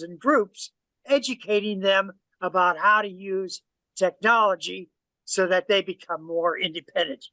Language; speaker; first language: English; native; English